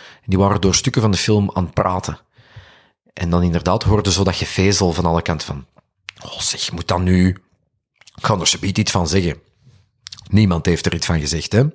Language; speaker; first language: Dutch; native; Dutch